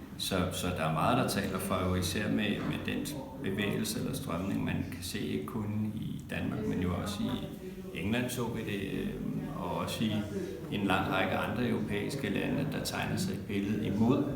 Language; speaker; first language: Danish; native; Danish